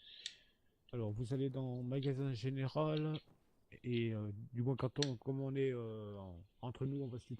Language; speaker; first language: French; native; French